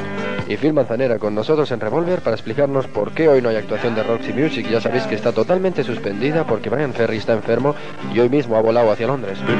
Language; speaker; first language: Spanish; native; Spanish